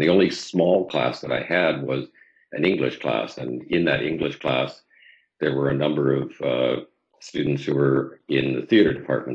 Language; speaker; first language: English; native; English